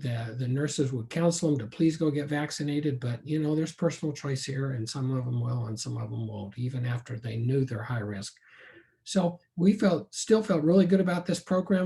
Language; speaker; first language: English; native; English